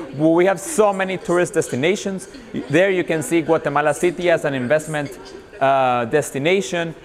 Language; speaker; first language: English; non-native, fluent; Spanish